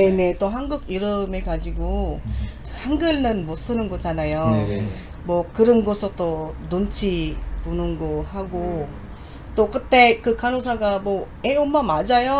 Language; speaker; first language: Korean; non-native, learner; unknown